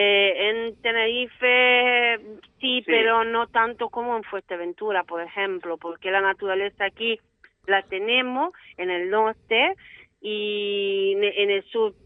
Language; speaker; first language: Spanish; non-native, fluent; Italian